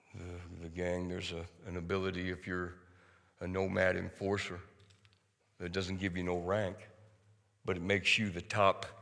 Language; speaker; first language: English; native; English